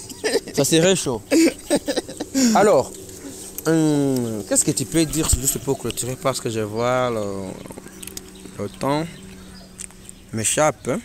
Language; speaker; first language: French; non-native, learner; Rundi